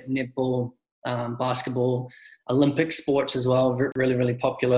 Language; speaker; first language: English; native; English